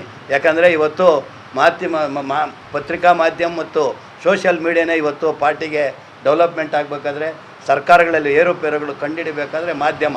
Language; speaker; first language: Kannada; native; Kannada